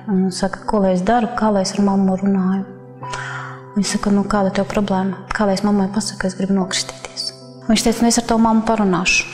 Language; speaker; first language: Latvian; non-native, local second language; Russian